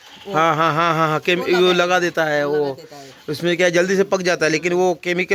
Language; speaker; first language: Hindi; non-native, local second language; Bangla